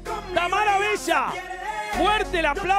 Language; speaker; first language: Spanish; native; Spanish